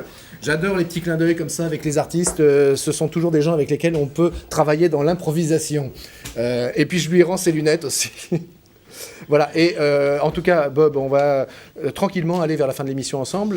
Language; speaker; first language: French; native; French